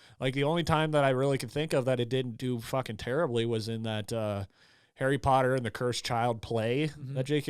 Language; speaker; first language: English; native; English